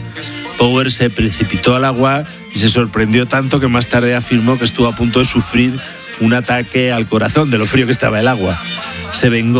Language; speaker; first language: Spanish; native; Spanish